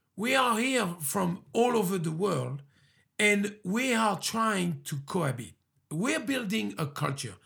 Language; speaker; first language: English; early bilingual, other home language; French